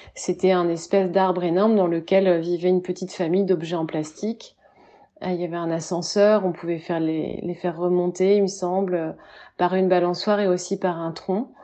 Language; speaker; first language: French; native; French